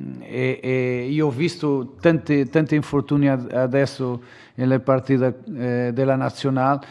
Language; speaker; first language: Italian; non-native, fluent; Portuguese